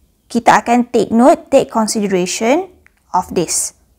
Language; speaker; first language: English; non-native, local second language; Malay